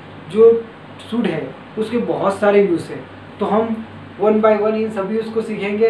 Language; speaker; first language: Hindi; native; Hindi